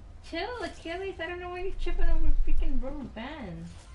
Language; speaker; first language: English; native; English